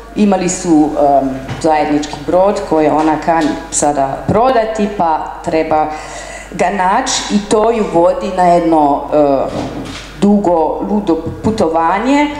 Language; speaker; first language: Croatian; non-native, fluent; German